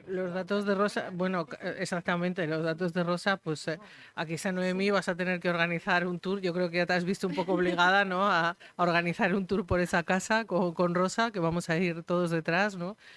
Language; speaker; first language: Spanish; native; Spanish